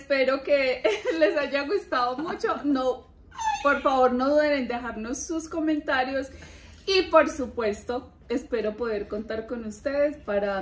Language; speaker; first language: Spanish; native; Spanish